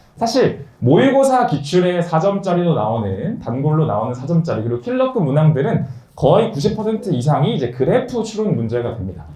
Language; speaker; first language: Korean; native; Korean